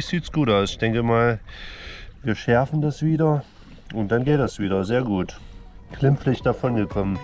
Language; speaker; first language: German; native; German